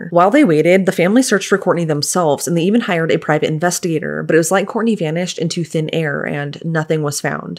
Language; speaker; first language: English; native; English